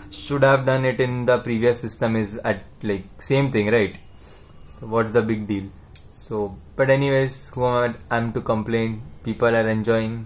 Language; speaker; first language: English; non-native, local second language; Hindi